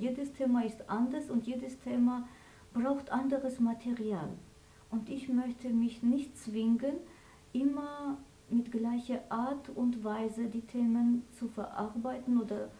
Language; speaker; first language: German; non-native, fluent; Armenian